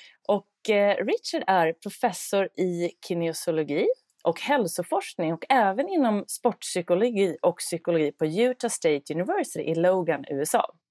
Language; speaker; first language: Swedish; native; Swedish